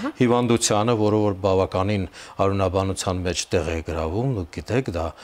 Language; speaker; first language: Armenian; native; Armenian